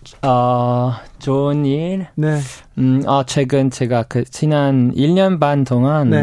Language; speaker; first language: Korean; non-native, fluent; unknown